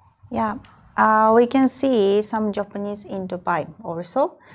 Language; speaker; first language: English; non-native, fluent; Japanese